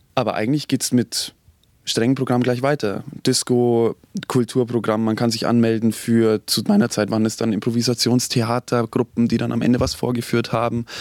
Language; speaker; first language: German; native; German